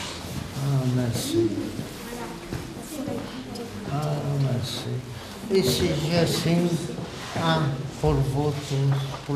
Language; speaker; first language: French; non-native, learner; Polish